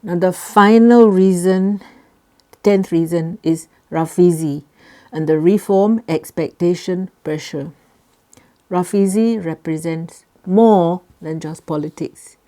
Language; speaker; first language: English; non-native, local second language; Malay